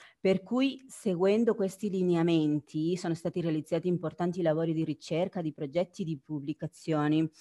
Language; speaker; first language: Italian; non-native, fluent; Spanish